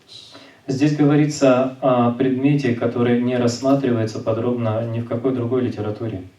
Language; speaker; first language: Russian; native; Russian